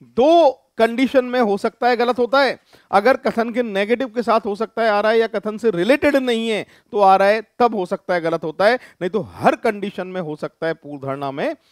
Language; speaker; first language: Hindi; native; Hindi